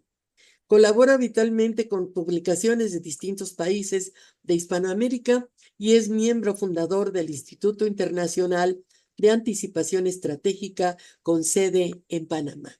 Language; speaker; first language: Spanish; native; Spanish